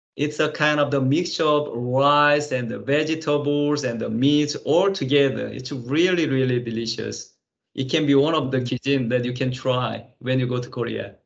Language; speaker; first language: English; non-native, fluent; Korean